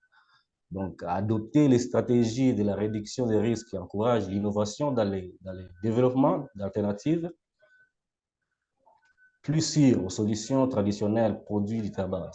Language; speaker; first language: French; non-native, local second language; Lingala